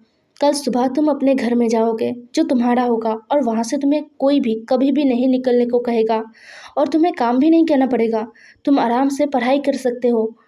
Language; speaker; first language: Hindi; non-native, local second language; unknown